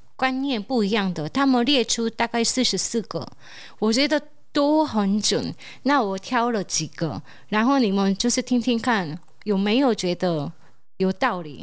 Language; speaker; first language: Chinese; non-native, fluent; Korean